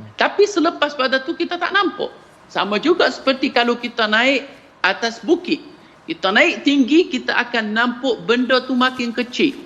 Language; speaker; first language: Malay; non-native, fluent; Arabic